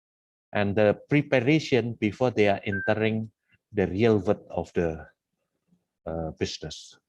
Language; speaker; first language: English; non-native, fluent; Indonesian